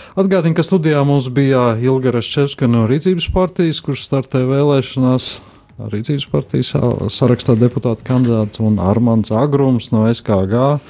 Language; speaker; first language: Latvian; native; Latvian